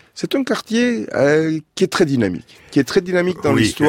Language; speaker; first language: French; non-native, fluent; Turkish